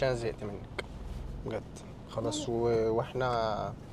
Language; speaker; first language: Arabic; native; Arabic